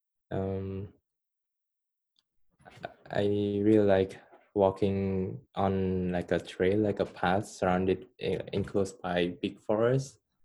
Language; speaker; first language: English; non-native, fluent; Khmer